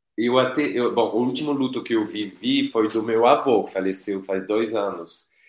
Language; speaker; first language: Portuguese; non-native, fluent; French